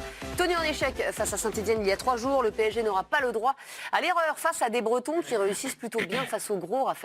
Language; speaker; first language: French; native; French